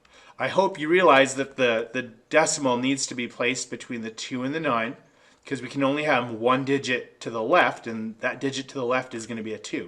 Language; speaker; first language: English; native; English